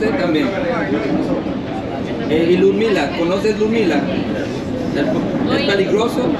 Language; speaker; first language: Spanish; non-native, learner; English